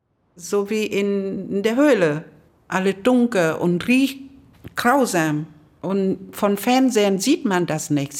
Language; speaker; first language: German; non-native, learner; Vietnamese